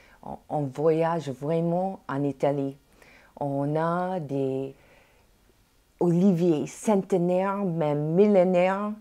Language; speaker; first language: French; non-native, fluent; English